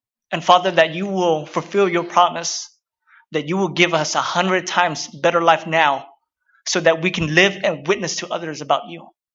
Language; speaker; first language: English; early bilingual, other home language; Vietnamese